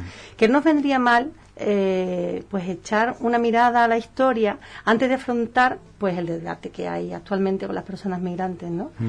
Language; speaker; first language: Spanish; native; Spanish